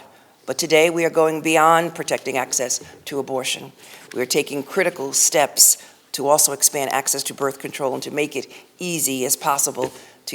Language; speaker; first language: English; native; English